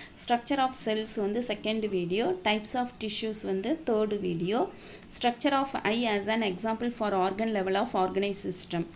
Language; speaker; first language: English; non-native, local second language; Tamil